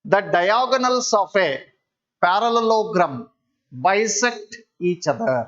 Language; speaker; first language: English; non-native, local second language; Kannada